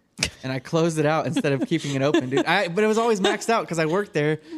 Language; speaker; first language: English; native; English